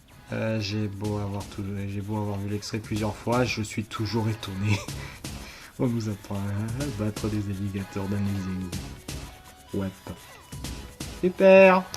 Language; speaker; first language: French; native; French